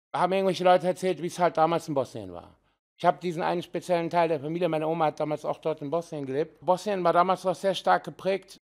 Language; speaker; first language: German; early bilingual, heritage; Serbian